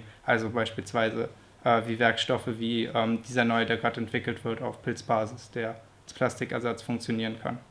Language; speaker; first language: German; native; German